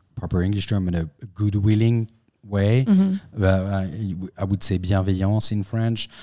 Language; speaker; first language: English; non-native, fluent; French